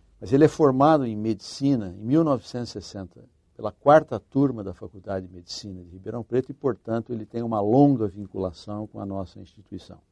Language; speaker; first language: Portuguese; native; Portuguese